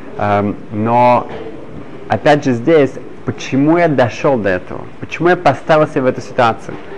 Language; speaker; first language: Russian; early bilingual, heritage; Hebrew